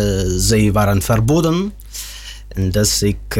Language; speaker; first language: Dutch; non-native, learner; Russian